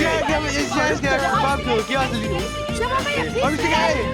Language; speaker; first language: Danish; native; Danish